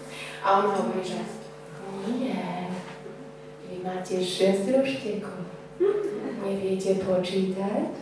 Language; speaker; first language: Slovak; native; Slovak